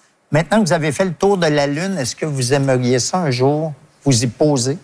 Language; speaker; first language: French; native; French